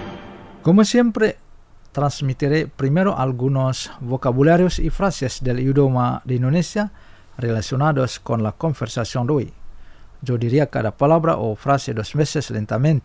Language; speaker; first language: Spanish; non-native, fluent; Indonesian